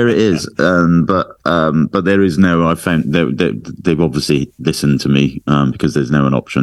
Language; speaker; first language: English; native; English